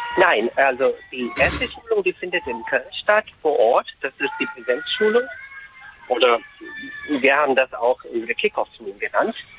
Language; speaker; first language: German; non-native, fluent; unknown